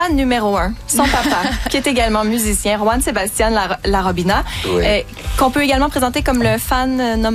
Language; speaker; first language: French; native; French